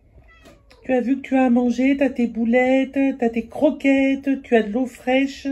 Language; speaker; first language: French; native; French